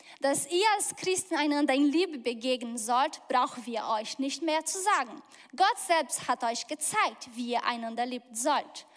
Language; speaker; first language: German; non-native, fluent; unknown